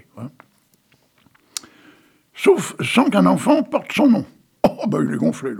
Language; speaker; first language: French; native; French